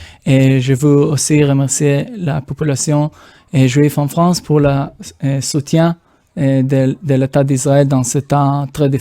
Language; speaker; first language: French; non-native, fluent; Hebrew